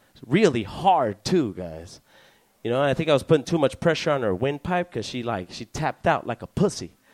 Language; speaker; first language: English; native; English